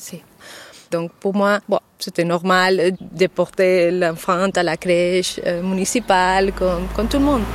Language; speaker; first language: French; non-native, fluent; Catalan